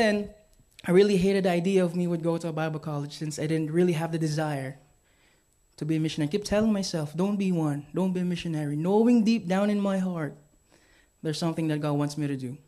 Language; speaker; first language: English; non-native, local second language; Filipino